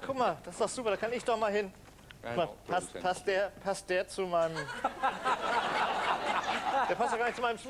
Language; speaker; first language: German; native; German